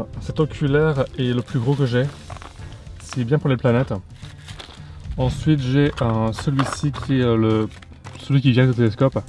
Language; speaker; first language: French; native; French